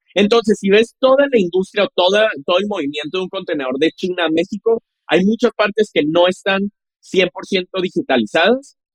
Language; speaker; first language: Spanish; native; Spanish